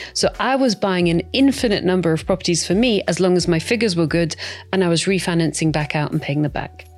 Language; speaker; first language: English; native; English